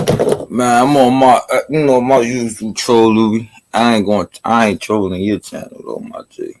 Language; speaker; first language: English; native; English